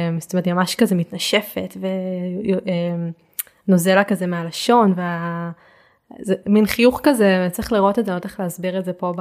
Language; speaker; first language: Hebrew; native; Hebrew